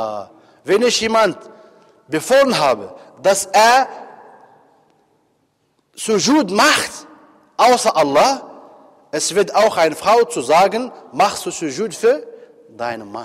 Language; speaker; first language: German; non-native, fluent; Arabic